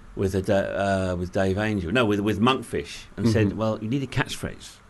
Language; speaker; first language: English; native; English